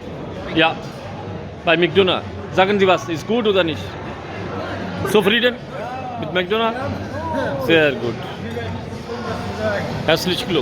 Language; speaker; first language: German; non-native, learner; Arabic